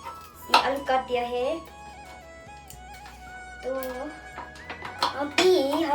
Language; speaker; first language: Hindi; non-native, local second language; Tibetan